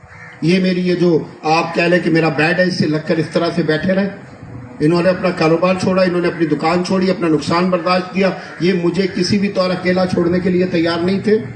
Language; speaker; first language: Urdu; non-native, local second language; Punjabi